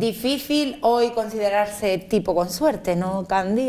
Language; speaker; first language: Spanish; native; Spanish